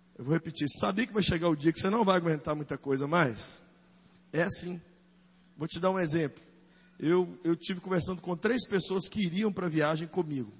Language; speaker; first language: Portuguese; native; Portuguese